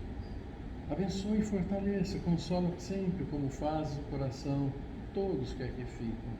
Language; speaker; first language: Portuguese; native; Portuguese